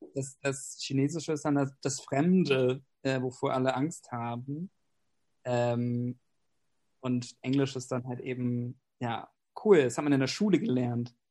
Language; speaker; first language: German; non-native, fluent; English